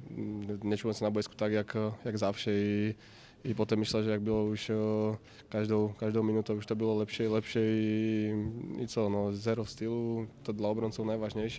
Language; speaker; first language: Polish; non-native, fluent; Slovak